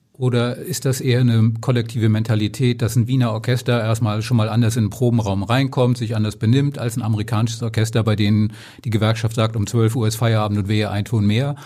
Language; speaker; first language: German; native; German